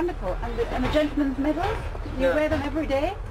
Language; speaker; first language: English; native; English